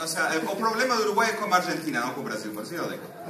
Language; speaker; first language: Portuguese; non-native, learner; Spanish